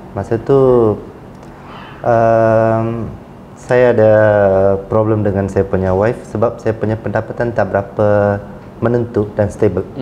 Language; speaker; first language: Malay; non-native, local second language; Tamil